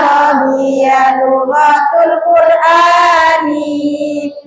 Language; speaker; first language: Arabic; non-native, fluent; Indonesian